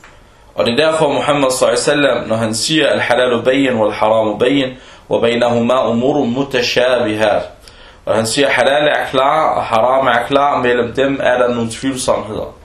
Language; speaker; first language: Danish; early bilingual, other home language; Arabic